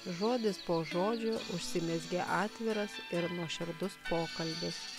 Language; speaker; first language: Lithuanian; native; Lithuanian